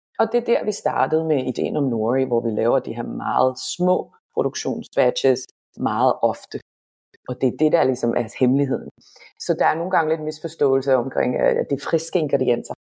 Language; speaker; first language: Danish; non-native, fluent; Finnish